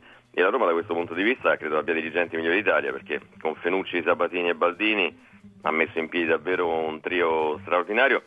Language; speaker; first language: Italian; native; Italian